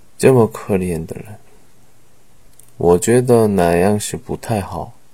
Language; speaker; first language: Chinese; non-native, learner; Korean